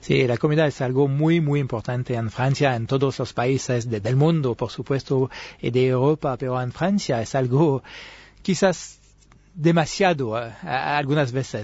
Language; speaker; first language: Spanish; non-native, fluent; French